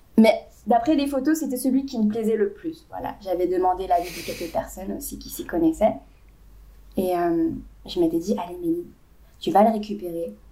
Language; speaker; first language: French; native; French